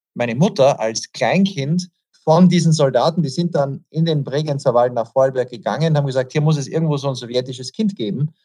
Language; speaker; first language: German; native; German